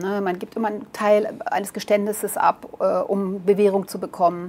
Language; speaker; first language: German; native; German